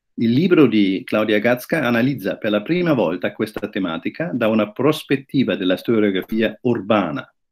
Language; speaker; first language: Italian; non-native, fluent; German